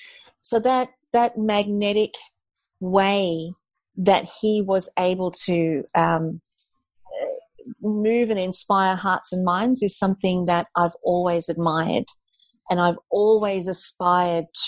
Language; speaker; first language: English; native; English